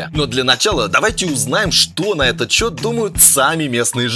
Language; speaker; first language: Russian; native; Russian